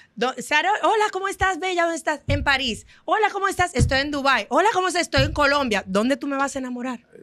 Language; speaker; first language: Spanish; non-native, fluent; Haitian Creole